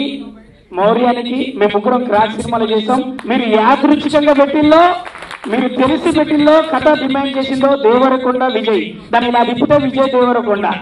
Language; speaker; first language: Telugu; native; Telugu